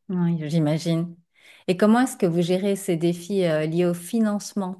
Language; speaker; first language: French; native; French